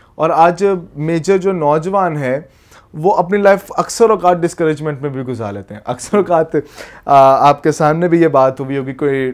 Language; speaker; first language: Urdu; native; Urdu